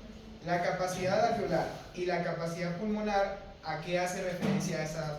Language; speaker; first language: Spanish; native; Spanish